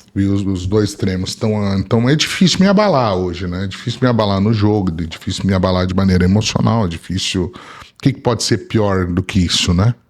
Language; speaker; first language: Portuguese; early bilingual, other home language; Arabic